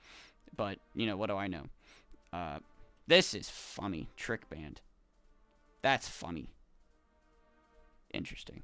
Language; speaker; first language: English; native; English